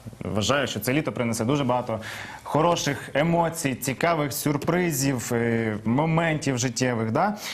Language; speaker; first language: Ukrainian; native; Ukrainian